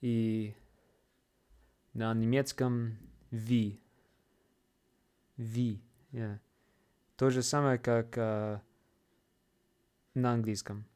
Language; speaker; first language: Russian; non-native, fluent; English